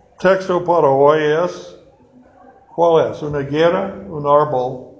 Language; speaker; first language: Spanish; non-native, fluent; English